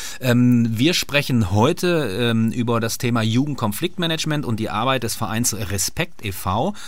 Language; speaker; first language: German; native; German